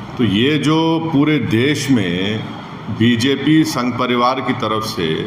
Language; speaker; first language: Hindi; native; Hindi